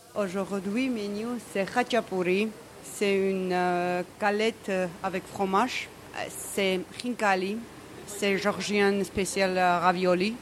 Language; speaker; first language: French; non-native, learner; Georgian